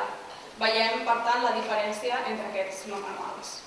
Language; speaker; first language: Catalan; native; Catalan